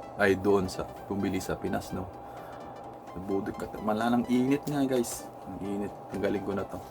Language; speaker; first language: Filipino; non-native, local second language; Iloko